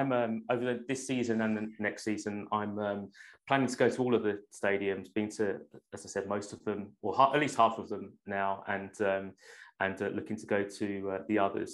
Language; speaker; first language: English; native; English